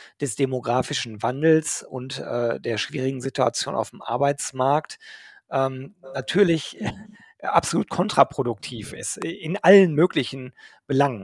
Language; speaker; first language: German; native; German